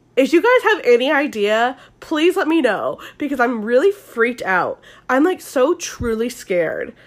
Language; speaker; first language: English; native; English